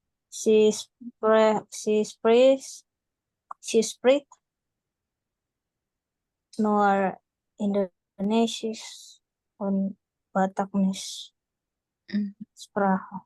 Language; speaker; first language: German; non-native, learner; Indonesian